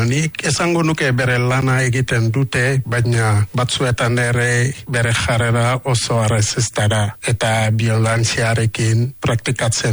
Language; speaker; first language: Basque; non-native, learner; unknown